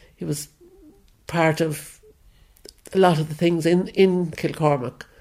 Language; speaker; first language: English; native; English